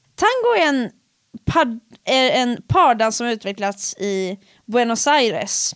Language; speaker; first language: Swedish; early bilingual, other home language; Finnish